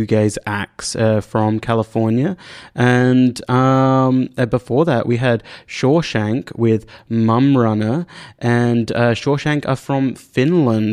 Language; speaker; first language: English; native; English